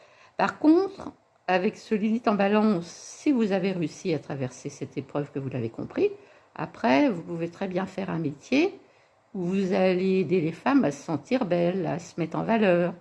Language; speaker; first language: French; native; French